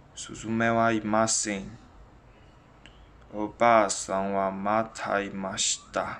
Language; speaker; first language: Japanese; non-native, learner; Chinese